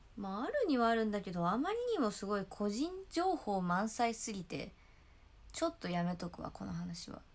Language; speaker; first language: Japanese; native; Japanese